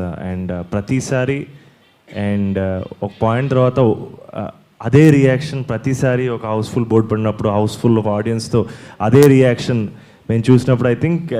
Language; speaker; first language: Telugu; native; Telugu